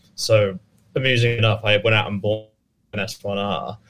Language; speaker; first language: English; native; English